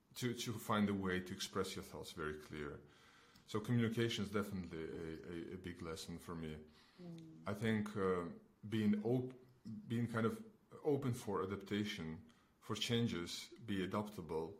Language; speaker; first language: English; non-native, fluent; Belarusian